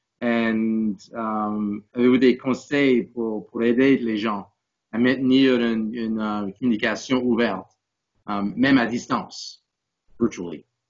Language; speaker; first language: French; non-native, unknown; English